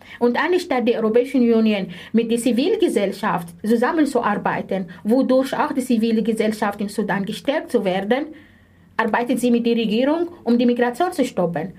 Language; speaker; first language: German; non-native, fluent; Arabic